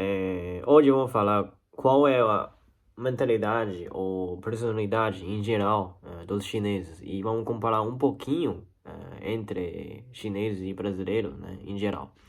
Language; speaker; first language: Portuguese; non-native, learner; Chinese